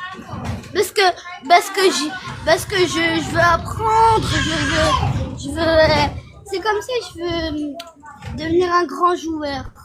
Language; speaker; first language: French; early bilingual, other home language; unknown